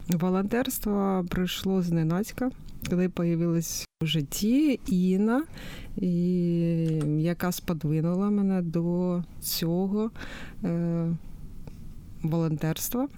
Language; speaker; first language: Ukrainian; native; Ukrainian